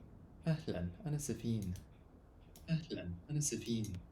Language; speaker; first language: Arabic; non-native, learner; English